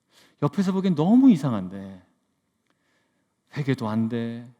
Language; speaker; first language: Korean; native; Korean